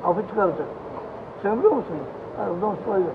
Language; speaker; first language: Turkish; native; Turkish